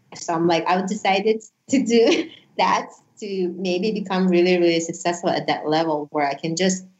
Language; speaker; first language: English; non-native, fluent; Russian